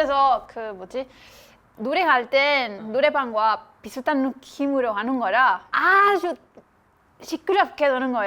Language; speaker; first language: Korean; non-native, fluent; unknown